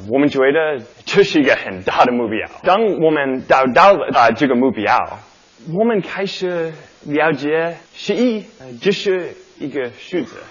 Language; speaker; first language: Chinese; non-native, learner; English